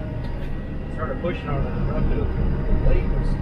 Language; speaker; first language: English; native; English